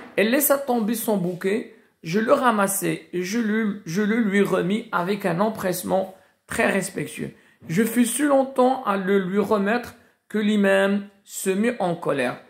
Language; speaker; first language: French; non-native, local second language; Arabic